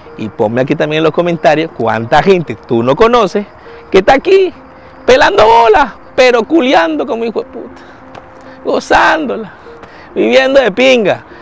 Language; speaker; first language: Spanish; native; Spanish